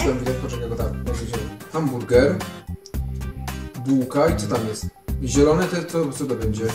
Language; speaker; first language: Polish; native; Polish